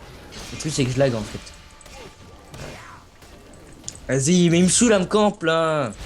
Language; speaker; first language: French; native; French